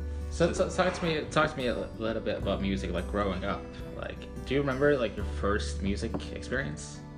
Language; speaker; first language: English; non-native, fluent; Norwegian